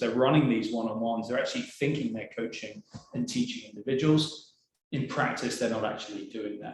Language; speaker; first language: English; native; English